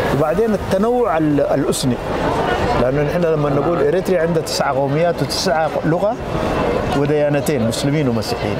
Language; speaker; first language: Arabic; non-native, local second language; Tigrinya